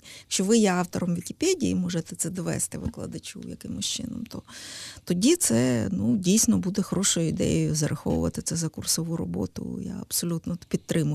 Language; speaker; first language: Ukrainian; native; Ukrainian